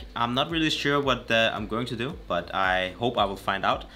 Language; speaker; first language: English; non-native, fluent; Danish